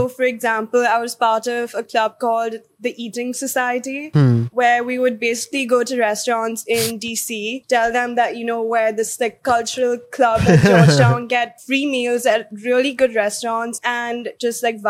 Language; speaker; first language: English; non-native, local second language; Hindi